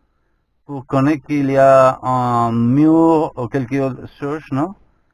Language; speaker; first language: French; non-native, learner; Spanish